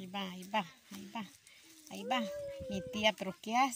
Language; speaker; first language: Spanish; native; Spanish